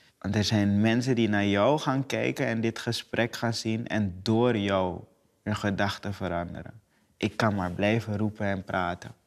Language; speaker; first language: Dutch; native; Dutch